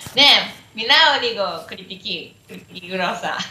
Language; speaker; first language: Greek; non-native, learner; Japanese